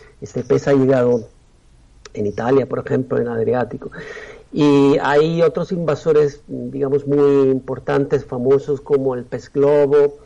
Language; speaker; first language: Spanish; non-native, fluent; Italian